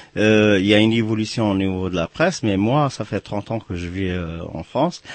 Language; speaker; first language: French; non-native, local second language; Arabic